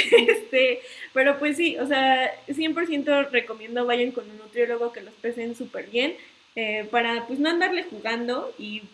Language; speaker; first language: Spanish; native; Spanish